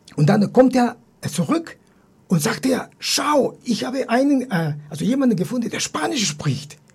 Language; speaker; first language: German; non-native, fluent; Spanish